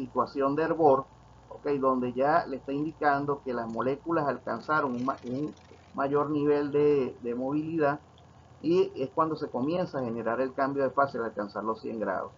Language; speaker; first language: Spanish; native; Spanish